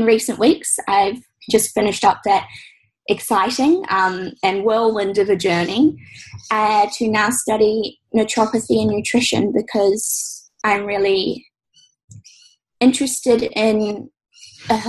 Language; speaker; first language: English; native; English